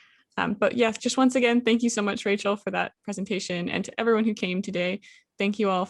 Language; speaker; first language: English; native; English